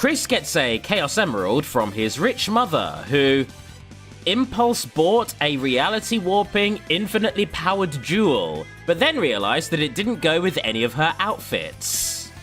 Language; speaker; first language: English; native; English